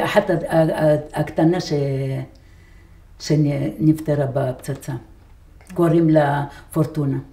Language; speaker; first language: Hebrew; non-native, fluent; Arabic